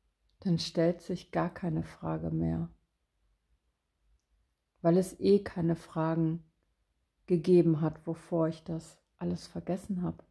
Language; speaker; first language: German; native; German